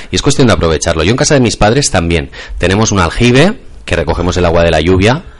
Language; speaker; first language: Spanish; non-native, local second language; Catalan